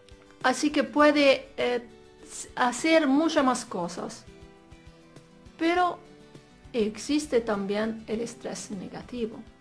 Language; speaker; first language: Spanish; non-native, fluent; Italian